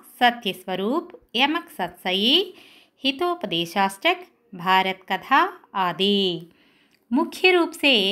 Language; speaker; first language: Hindi; non-native, local second language; Telugu